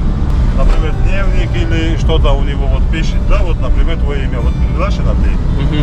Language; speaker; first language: Russian; non-native, fluent; Georgian